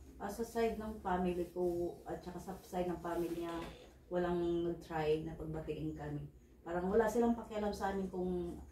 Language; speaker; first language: Filipino; native; Filipino